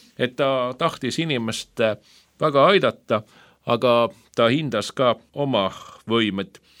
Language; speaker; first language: Estonian; non-native, fluent; Swedish